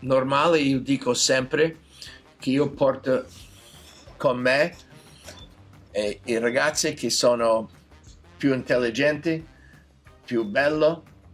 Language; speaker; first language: Italian; non-native, learner; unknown